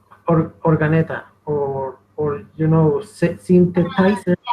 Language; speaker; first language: English; non-native, learner; Spanish